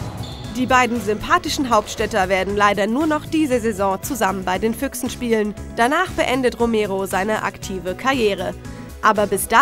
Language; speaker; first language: German; native; German